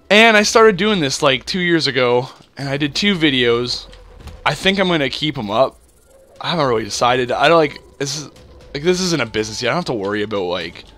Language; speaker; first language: English; native; English